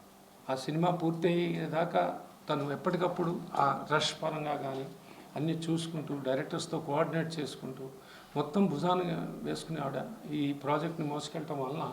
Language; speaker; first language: Telugu; native; Telugu